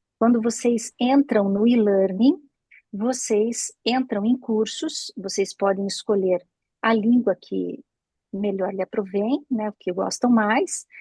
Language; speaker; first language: Portuguese; native; Portuguese